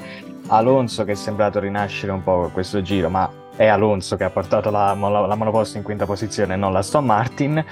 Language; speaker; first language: Italian; native; Italian